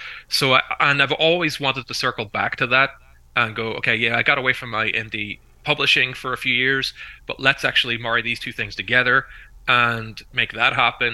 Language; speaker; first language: English; native; English